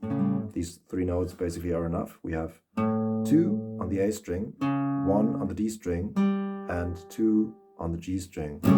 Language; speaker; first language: English; non-native, fluent; German